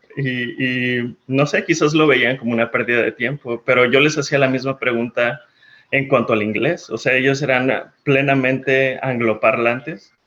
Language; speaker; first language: Spanish; early bilingual, heritage; Spanish